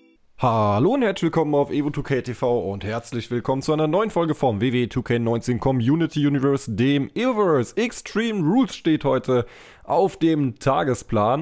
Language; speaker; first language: German; native; German